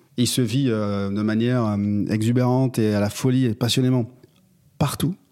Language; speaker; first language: French; native; French